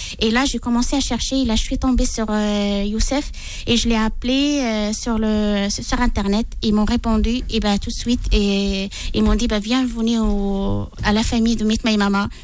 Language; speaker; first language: French; non-native, local second language; Arabic